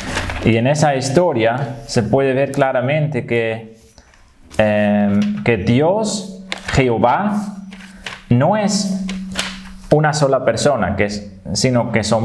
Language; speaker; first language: Spanish; non-native, fluent; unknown